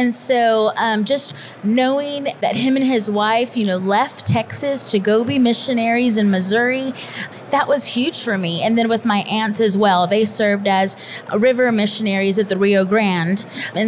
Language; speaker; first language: English; native; English